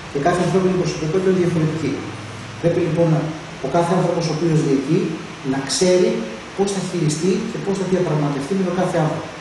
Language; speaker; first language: Greek; early bilingual, other home language; German